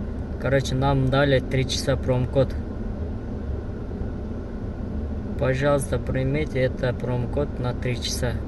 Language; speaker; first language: Russian; non-native, learner; Kyrgyz